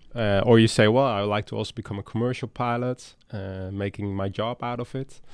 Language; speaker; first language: English; non-native, fluent; Dutch